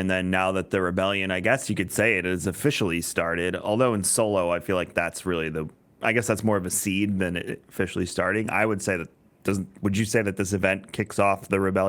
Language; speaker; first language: English; native; English